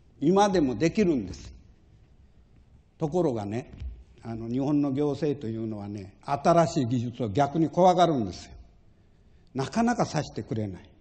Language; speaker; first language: Japanese; native; Japanese